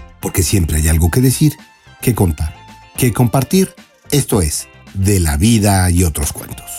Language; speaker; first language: Spanish; native; Spanish